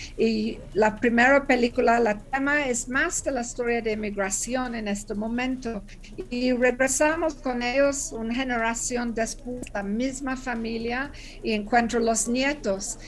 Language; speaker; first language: Spanish; non-native, learner; English